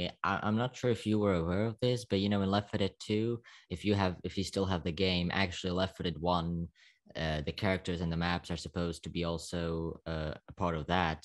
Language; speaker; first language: English; non-native, fluent; Slovak